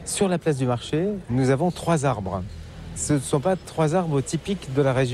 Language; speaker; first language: French; native; French